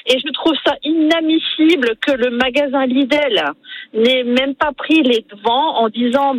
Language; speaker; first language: French; native; French